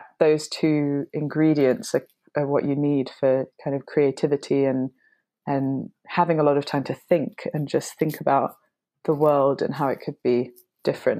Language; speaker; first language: English; native; English